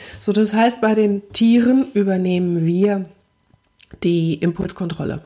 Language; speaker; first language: German; native; German